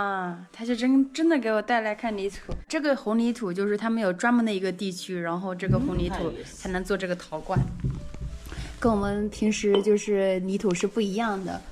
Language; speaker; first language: Chinese; native; Chinese